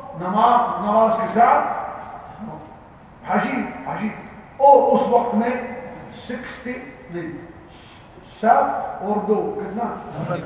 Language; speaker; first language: Urdu; non-native, learner; Arabic